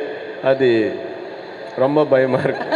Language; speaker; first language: Tamil; non-native, learner; Telugu